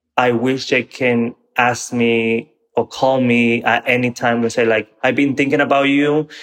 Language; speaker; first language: English; non-native, fluent; Spanish